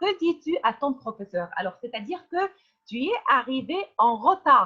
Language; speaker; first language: French; non-native, fluent; Arabic